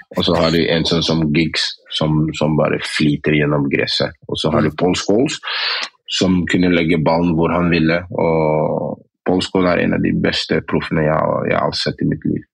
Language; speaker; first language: Norwegian; early bilingual, other home language; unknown